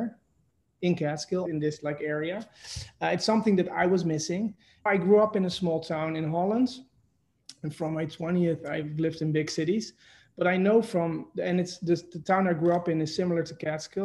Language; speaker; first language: English; non-native, fluent; Dutch